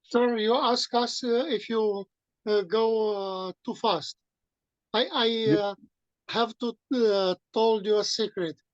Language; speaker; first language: English; non-native, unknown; Romanian